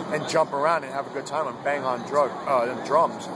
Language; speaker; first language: English; native; English